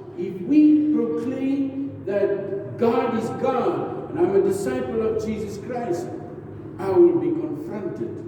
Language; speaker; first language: English; non-native, local second language; Afrikaans